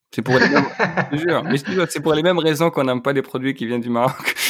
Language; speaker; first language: French; non-native, local second language; Arabic